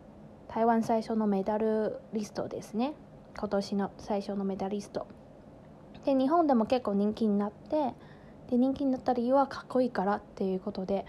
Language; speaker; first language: Japanese; non-native, fluent; Chinese